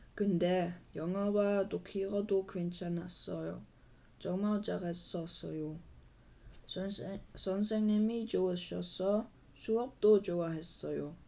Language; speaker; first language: Korean; non-native, learner; Dutch